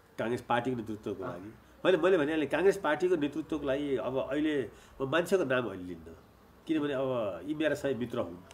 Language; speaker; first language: Nepali; native; Nepali